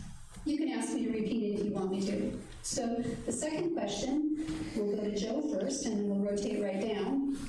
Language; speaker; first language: English; native; English